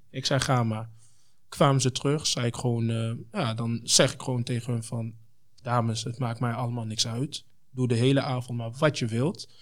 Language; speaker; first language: Dutch; early bilingual, other home language; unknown